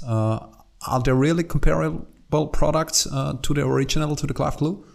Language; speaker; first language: English; non-native, fluent; German